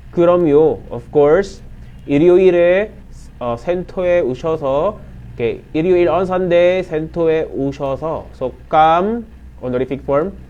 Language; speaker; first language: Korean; non-native, fluent; Filipino